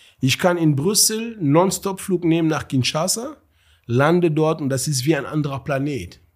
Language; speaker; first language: German; early bilingual, other home language; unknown